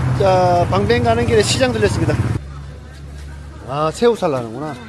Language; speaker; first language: Korean; native; Korean